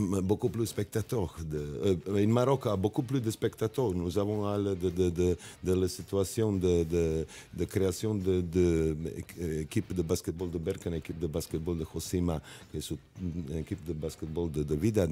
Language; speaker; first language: French; non-native, learner; Italian